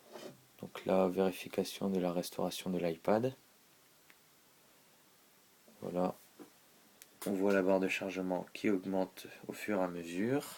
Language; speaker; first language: French; native; French